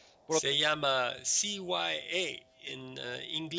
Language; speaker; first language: Spanish; non-native, learner; English